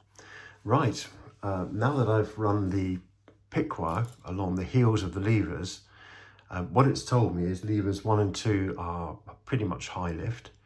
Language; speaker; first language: English; native; English